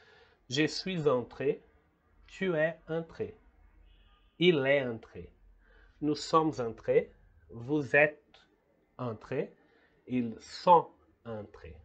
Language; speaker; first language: French; non-native, learner; Portuguese